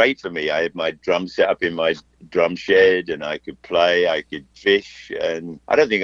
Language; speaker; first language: English; native; English